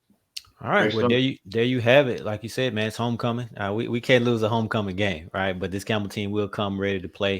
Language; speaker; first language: English; native; English